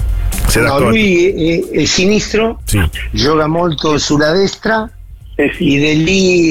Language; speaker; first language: Italian; non-native, fluent; Spanish